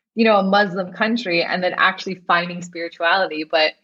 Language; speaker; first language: English; native; English